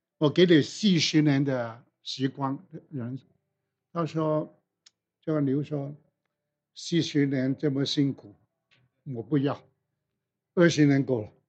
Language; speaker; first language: Chinese; non-native, local second language; Cantonese